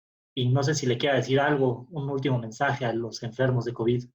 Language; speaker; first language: Spanish; native; Spanish